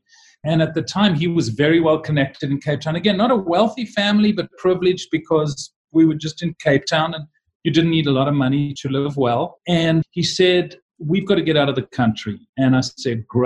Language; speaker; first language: English; native; English